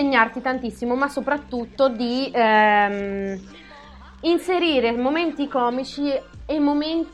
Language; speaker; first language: Italian; native; Italian